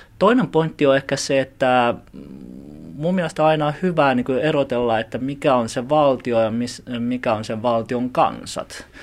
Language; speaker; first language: Finnish; early bilingual, other home language; Chinese